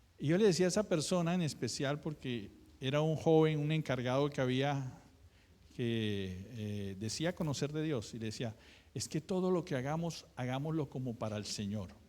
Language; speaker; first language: Spanish; native; Spanish